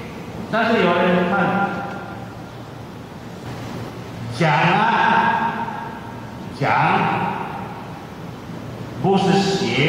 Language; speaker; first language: Chinese; non-native, fluent; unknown